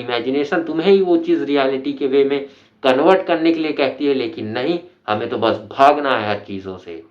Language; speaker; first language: Hindi; native; Hindi